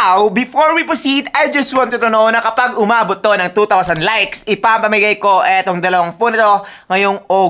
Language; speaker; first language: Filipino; native; Filipino